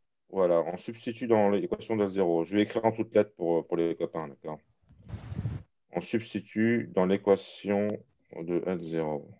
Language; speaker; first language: French; native; French